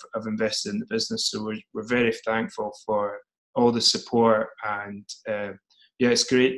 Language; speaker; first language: English; native; English